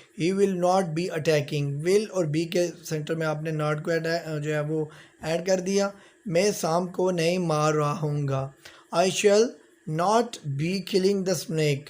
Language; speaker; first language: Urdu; native; Urdu